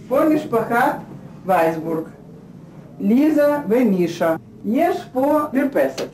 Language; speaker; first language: Hebrew; non-native, learner; Russian